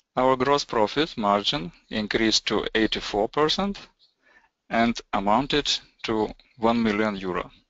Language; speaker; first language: English; non-native, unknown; Lithuanian